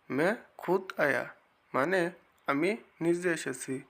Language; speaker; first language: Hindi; non-native, learner; Bangla